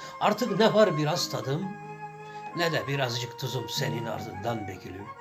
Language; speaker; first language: Turkish; native; Turkish